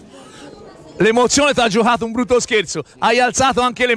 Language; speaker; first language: Italian; native; Italian